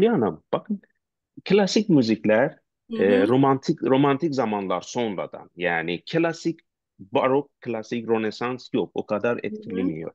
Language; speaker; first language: Turkish; non-native, learner; Persian